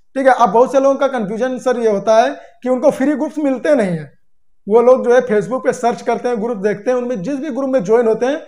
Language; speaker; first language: Hindi; native; Hindi